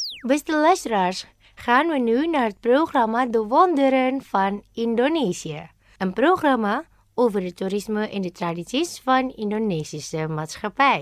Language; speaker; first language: Dutch; non-native, fluent; Indonesian